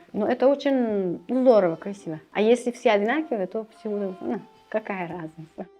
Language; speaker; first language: Russian; non-native, learner; Persian